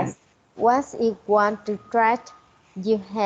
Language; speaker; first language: English; non-native, learner; Vietnamese